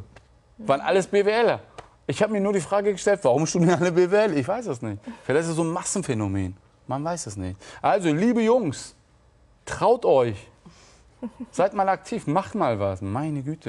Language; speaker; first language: German; native; German